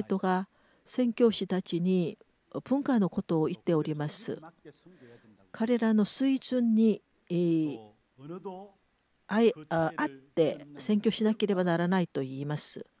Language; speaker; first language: Japanese; non-native, fluent; Korean